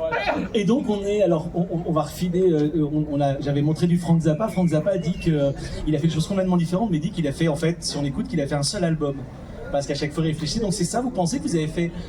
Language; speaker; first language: French; native; French